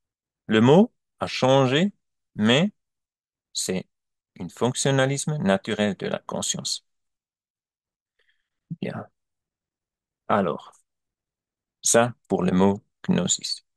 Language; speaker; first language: French; non-native, learner; German